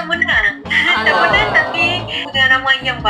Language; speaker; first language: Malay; non-native, fluent; Japanese